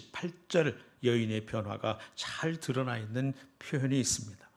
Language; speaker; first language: Korean; native; Korean